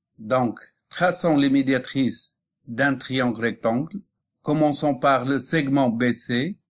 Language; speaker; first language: French; non-native, local second language; Arabic